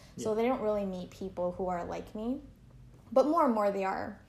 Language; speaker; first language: English; native; English